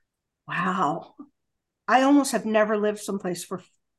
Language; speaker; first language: English; native; English